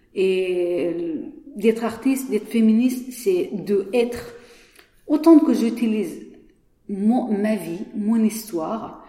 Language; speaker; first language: French; non-native, learner; Persian